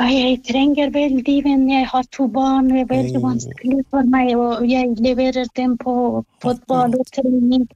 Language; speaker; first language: Norwegian; non-native, fluent; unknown